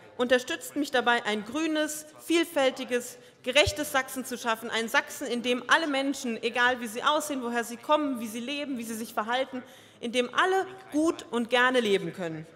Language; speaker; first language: German; early bilingual, other home language; Croatian